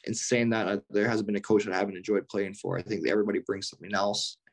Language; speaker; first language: English; native; English